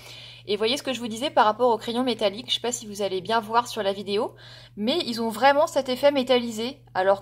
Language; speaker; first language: French; native; French